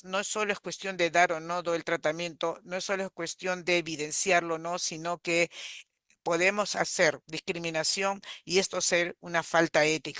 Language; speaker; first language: Spanish; native; Spanish